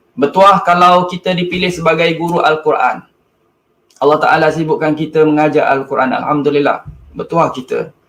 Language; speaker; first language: Malay; native; Malay